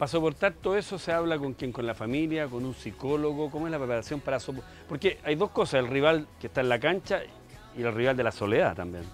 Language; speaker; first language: Spanish; native; Spanish